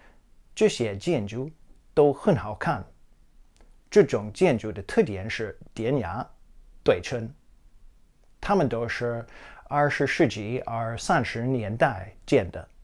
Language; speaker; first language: Chinese; non-native, fluent; English